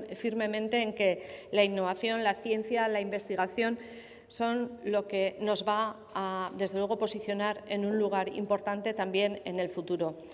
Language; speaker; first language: Spanish; non-native, local second language; Basque